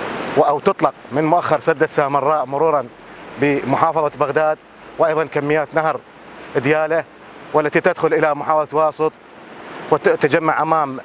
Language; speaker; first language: Arabic; native; Arabic